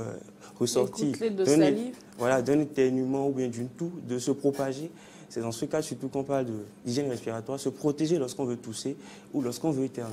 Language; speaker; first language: French; non-native, local second language; Fon